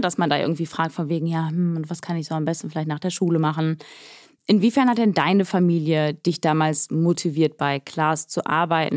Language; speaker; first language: German; native; German